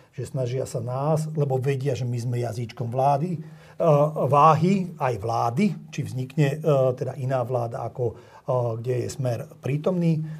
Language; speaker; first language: Slovak; non-native, local second language; Hungarian